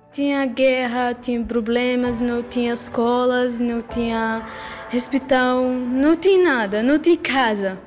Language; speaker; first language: Portuguese; non-native, learner; Arabic